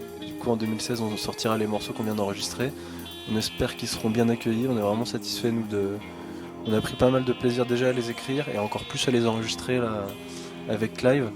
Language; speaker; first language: French; native; French